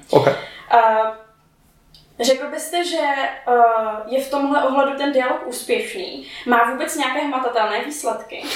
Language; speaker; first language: Czech; native; Czech